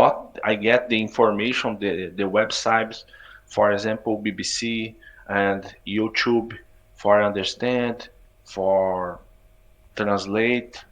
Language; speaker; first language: English; non-native, learner; Portuguese